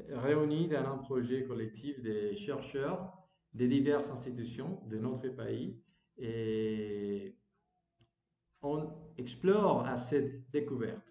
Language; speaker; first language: French; non-native, learner; Spanish